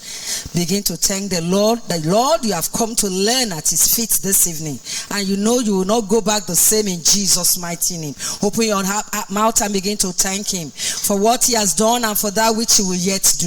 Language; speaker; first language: English; non-native, local second language; Yoruba